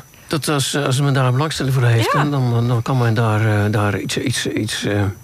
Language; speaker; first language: Dutch; native; Dutch